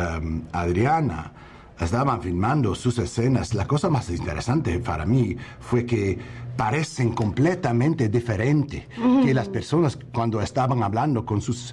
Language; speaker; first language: Spanish; non-native, learner; English